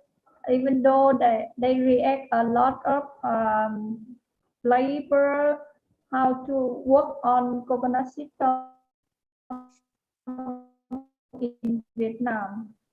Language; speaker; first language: English; non-native, learner; Vietnamese